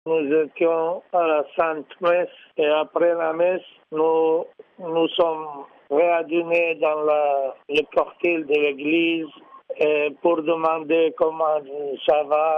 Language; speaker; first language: French; non-native, learner; Arabic